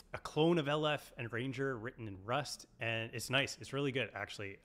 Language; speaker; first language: English; native; English